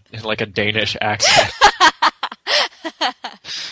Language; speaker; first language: English; non-native, fluent; Spanish